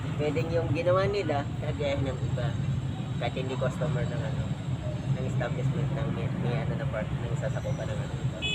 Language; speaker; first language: Filipino; non-native, local second language; Bikol